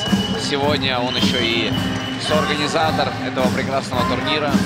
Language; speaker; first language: Russian; native; Russian